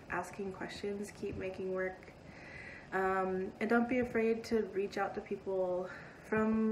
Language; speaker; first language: English; native; English